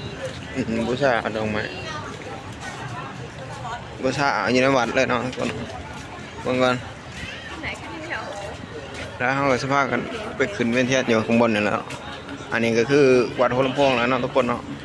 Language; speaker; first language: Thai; non-native, local second language; Lao